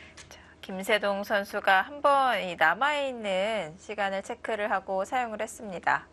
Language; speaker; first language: Korean; native; Korean